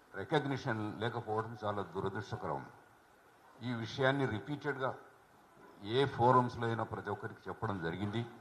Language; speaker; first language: Telugu; non-native, local second language; Lambadi